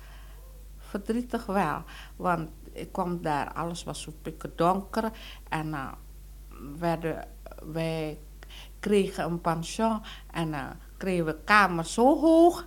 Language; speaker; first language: Dutch; non-native, local second language; Indonesian